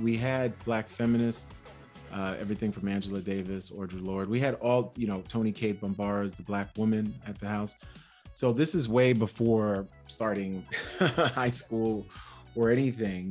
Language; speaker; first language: English; native; English